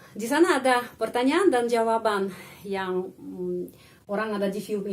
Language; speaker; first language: Indonesian; non-native, fluent; Russian